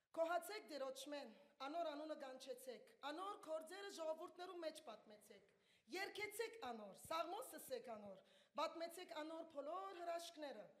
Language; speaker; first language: Armenian; early bilingual, heritage; Armenian